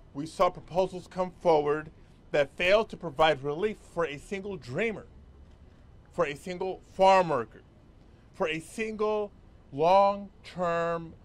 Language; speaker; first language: English; early bilingual, other home language; Spanish